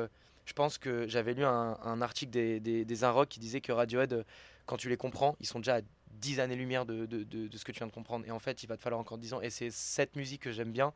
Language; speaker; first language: French; native; French